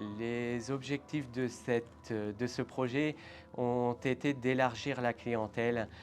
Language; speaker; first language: French; native; French